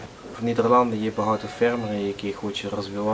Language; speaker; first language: Ukrainian; non-native, learner; Dutch